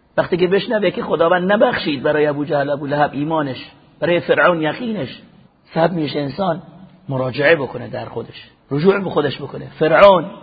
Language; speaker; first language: Persian; native; Persian